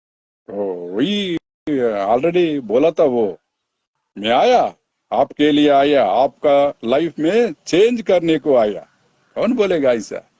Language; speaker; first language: Hindi; non-native, local second language; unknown